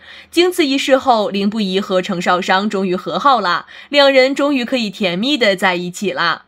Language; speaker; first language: Chinese; native; Chinese